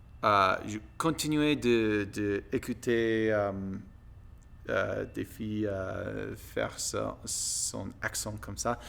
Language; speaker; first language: French; non-native, learner; English